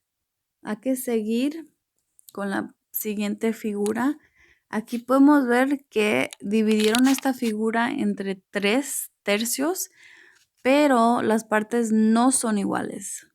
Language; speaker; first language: Spanish; early bilingual, heritage; Spanish